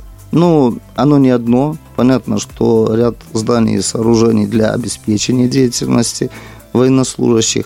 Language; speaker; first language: Russian; native; Russian